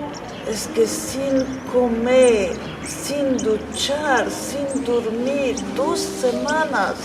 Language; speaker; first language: Spanish; non-native, fluent; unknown